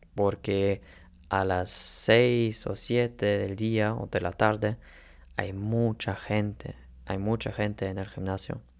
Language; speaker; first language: Spanish; non-native, learner; German